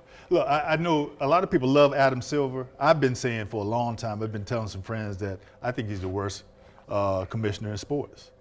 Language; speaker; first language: English; native; English